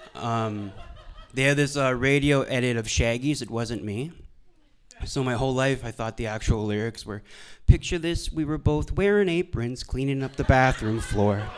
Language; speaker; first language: English; native; English